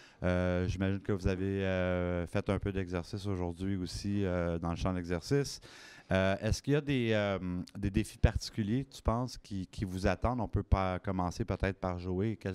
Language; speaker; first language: French; native; French